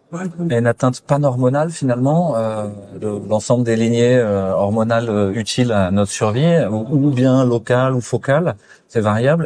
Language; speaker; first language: French; native; French